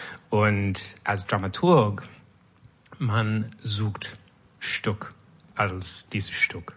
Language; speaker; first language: German; non-native, learner; French